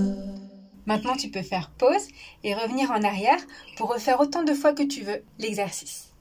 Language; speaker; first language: French; native; French